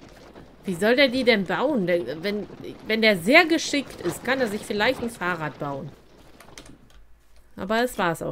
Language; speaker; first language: German; native; German